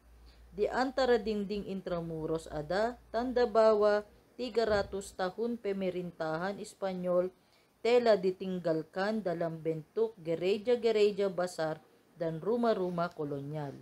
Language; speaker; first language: Indonesian; non-native, learner; Filipino